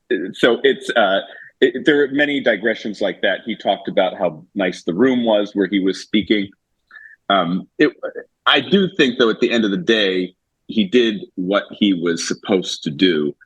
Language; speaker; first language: English; native; English